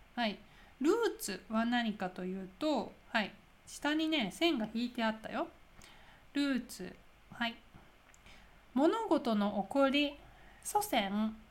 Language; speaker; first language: Japanese; native; Japanese